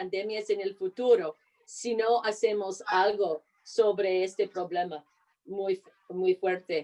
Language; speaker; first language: Spanish; non-native, fluent; English